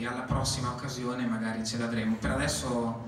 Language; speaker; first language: Italian; native; Italian